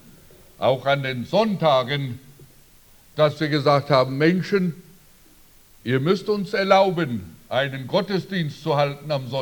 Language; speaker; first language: German; early bilingual, heritage; German